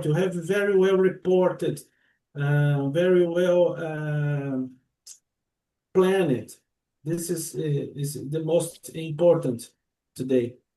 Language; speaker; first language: English; non-native, learner; Portuguese